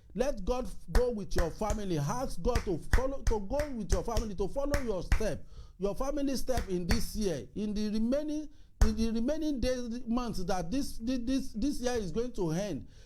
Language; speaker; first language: English; non-native, local second language; Yoruba